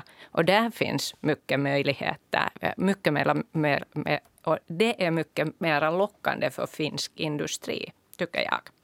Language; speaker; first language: Swedish; non-native, local second language; Finnish